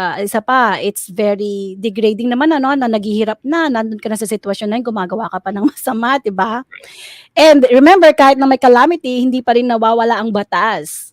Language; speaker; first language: Filipino; native; Filipino